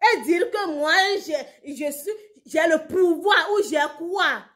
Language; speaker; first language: French; non-native, local second language; Ewe